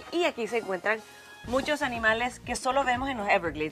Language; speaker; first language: Spanish; native; Spanish